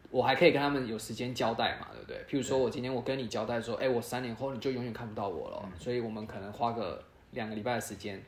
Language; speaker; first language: Chinese; native; Chinese